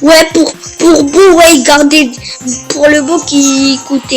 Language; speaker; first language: French; early bilingual, other home language; Romanian